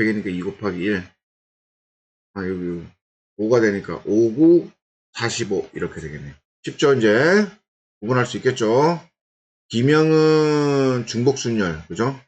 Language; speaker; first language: Korean; native; Korean